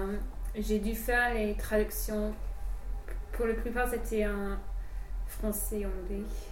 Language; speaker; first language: French; non-native, fluent; English